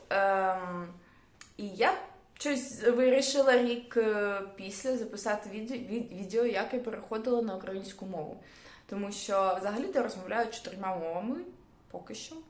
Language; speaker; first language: Ukrainian; non-native, local second language; Russian